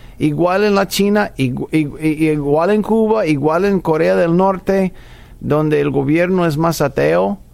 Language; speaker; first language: Spanish; non-native, fluent; English